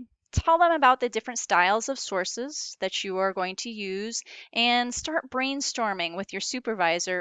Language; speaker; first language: English; native; English